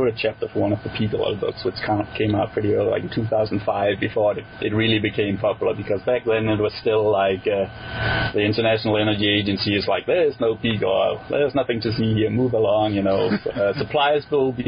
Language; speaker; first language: English; non-native, fluent; Danish